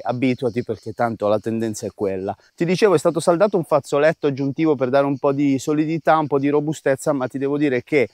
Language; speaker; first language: Italian; native; Italian